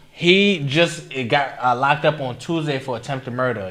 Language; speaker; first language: English; native; English